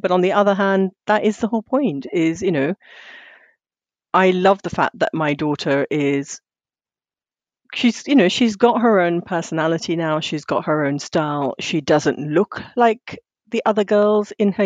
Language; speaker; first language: English; non-native, local second language; Tamil